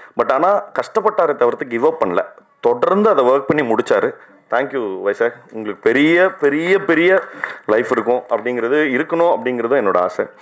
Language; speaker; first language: Tamil; native; Tamil